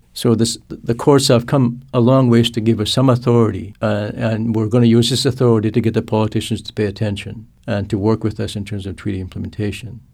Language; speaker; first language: English; non-native, fluent; Cree